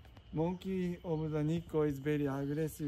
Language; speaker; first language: English; non-native, learner; Japanese